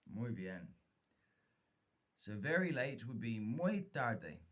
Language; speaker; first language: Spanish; non-native, fluent; English